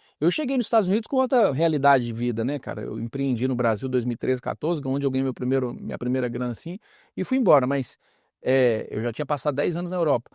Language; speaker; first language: Portuguese; native; Portuguese